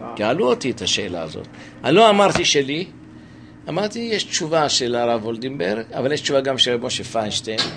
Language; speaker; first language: Hebrew; native; Hebrew